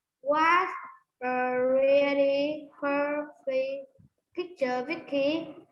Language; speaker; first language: English; non-native, learner; Vietnamese